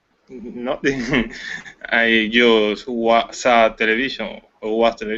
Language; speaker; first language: English; non-native, learner; Spanish